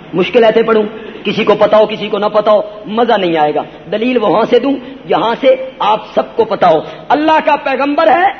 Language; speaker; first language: Urdu; non-native, local second language; Punjabi